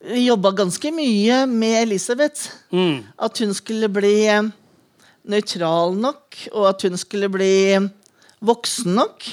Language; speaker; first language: Norwegian; native; Norwegian